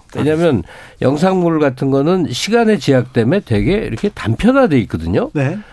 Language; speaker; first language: Korean; native; Korean